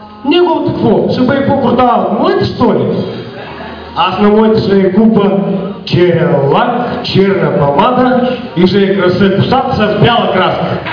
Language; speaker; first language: Bulgarian; early bilingual, heritage; Bulgarian